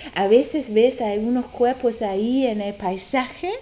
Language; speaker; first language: Spanish; non-native, fluent; German